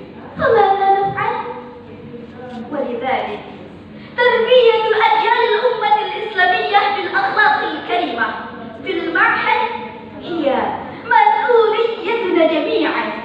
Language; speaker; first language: Arabic; non-native, fluent; Indonesian